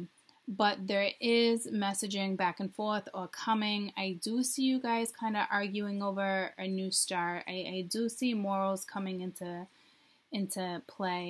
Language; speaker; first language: English; native; English